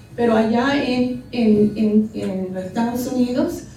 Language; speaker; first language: Spanish; early bilingual, heritage; Spanish